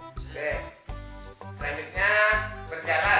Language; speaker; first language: Indonesian; non-native, local second language; Minangkabau